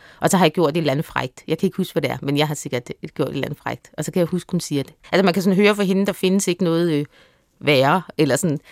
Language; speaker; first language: Danish; native; Danish